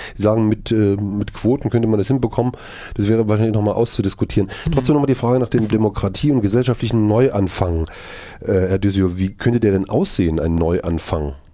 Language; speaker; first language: German; native; German